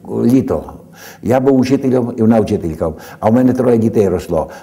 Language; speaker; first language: Ukrainian; native; Ukrainian